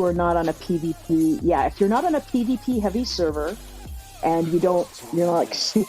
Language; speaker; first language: English; native; English